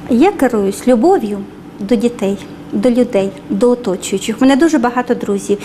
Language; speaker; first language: Ukrainian; native; Ukrainian